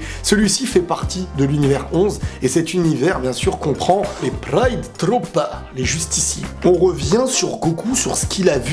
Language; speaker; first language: French; native; French